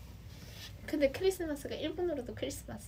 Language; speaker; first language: Japanese; non-native, learner; Korean